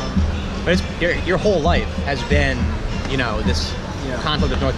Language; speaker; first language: English; native; English